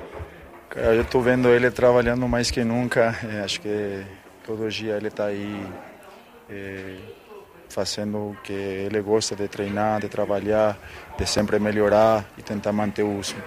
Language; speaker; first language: Portuguese; non-native, fluent; Spanish